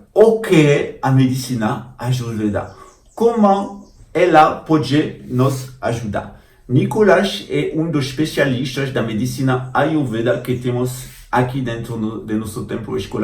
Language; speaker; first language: Portuguese; non-native, fluent; French